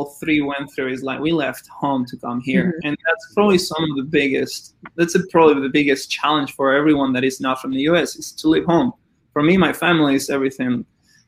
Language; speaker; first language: English; non-native, fluent; Spanish